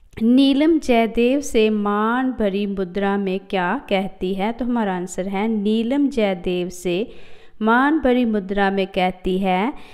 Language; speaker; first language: Hindi; non-native, local second language; Punjabi